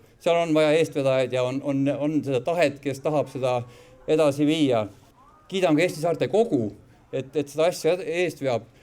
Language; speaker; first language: Estonian; native; Estonian